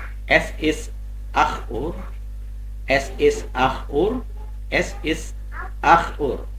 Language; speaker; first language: German; non-native, fluent; Indonesian